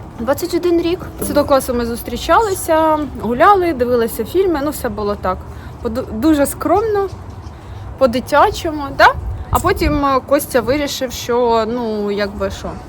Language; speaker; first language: Ukrainian; non-native, local second language; Russian